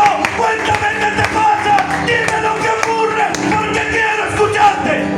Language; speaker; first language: Spanish; native; Spanish